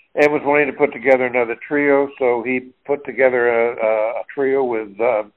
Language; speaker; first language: English; native; English